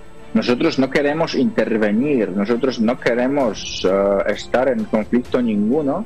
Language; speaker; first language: Spanish; non-native, fluent; Polish